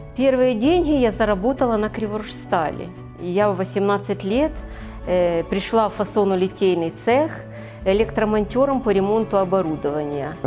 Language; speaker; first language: Ukrainian; native; Ukrainian